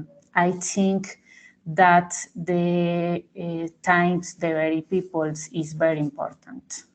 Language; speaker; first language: English; non-native, learner; Spanish